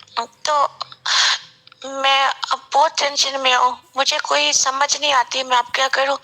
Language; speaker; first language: Hindi; non-native, local second language; Punjabi